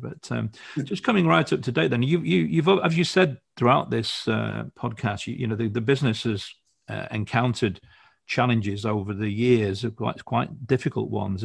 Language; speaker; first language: English; native; English